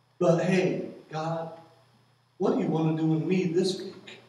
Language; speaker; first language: English; native; English